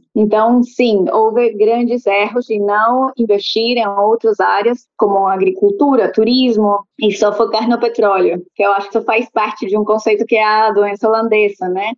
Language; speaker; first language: Portuguese; non-native, fluent; Spanish